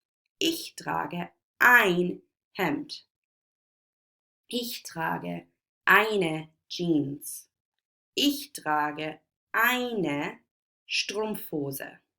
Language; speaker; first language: German; non-native, fluent; English